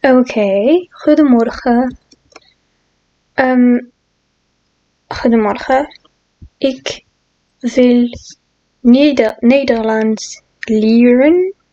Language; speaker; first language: Dutch; non-native, learner; French